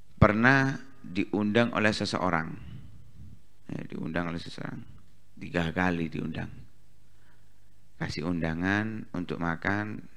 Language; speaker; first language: Indonesian; non-native, local second language; Javanese